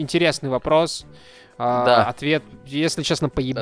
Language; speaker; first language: Russian; native; Russian